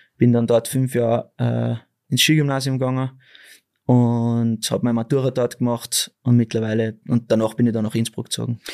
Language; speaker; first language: German; early bilingual, other home language; Dutch